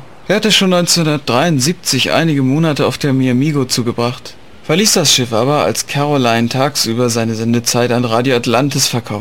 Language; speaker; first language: German; native; German